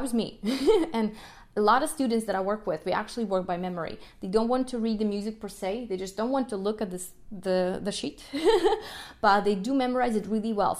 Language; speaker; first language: English; non-native, fluent; Russian